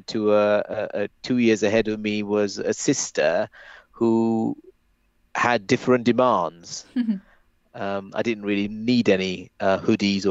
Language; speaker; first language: English; native; English